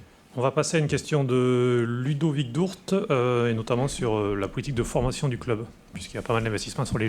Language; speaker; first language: French; native; French